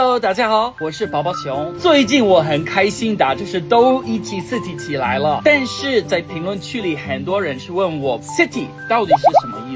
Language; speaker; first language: Chinese; non-native, fluent; English